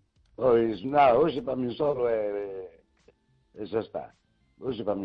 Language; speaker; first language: Spanish; non-native, local second language; Galician